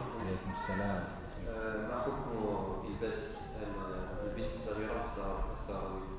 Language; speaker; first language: Arabic; native; Arabic